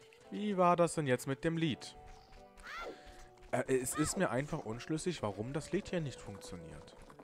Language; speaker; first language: German; native; German